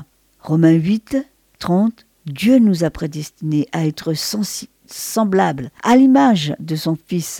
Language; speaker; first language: French; native; French